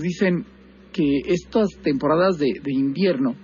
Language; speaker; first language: Spanish; native; Spanish